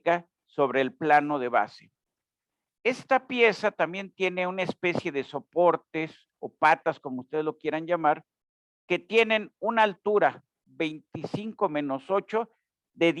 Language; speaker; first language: Spanish; native; Spanish